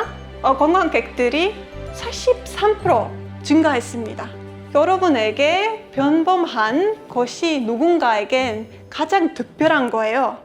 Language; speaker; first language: Korean; non-native, fluent; Estonian